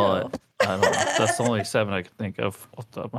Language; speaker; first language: English; native; English